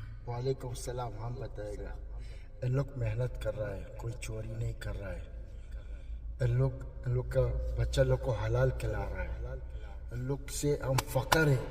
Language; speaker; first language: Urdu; non-native, learner; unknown